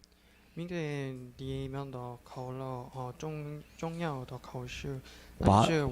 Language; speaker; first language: Chinese; non-native, learner; Korean